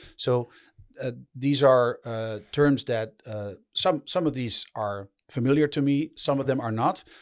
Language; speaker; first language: English; non-native, fluent; Dutch